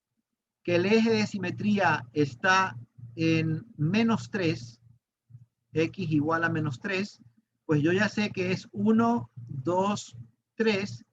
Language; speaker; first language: Spanish; native; Spanish